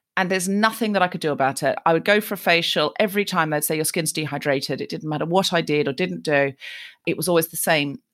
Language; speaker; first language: English; native; English